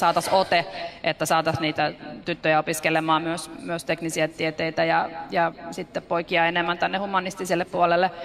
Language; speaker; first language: Finnish; native; Finnish